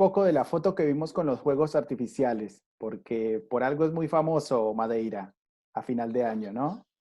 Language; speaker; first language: Spanish; native; Spanish